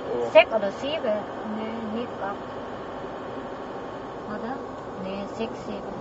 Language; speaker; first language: German; non-native, learner; Thai